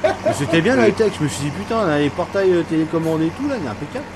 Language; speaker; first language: French; native; French